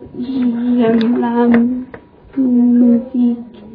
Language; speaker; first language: French; non-native, learner; English